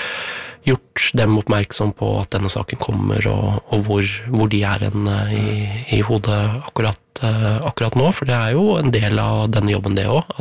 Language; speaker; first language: Norwegian; native; Norwegian